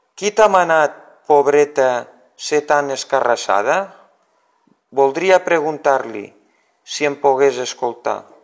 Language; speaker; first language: Catalan; native; Catalan